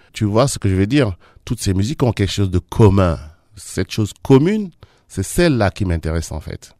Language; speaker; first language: French; non-native, local second language; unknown